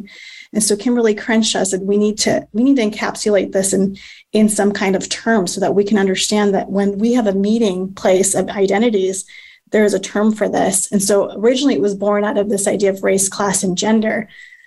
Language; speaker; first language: English; native; English